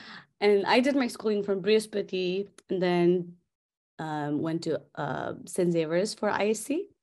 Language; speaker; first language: English; non-native, local second language; Nepali